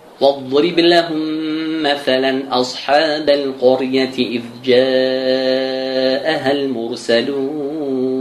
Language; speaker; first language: Russian; non-native, local second language; Azerbaijani